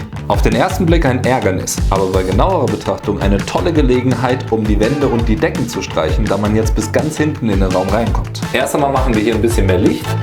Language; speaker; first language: German; native; German